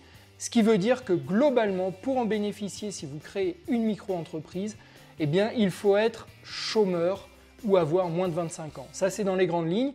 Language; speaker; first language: French; native; French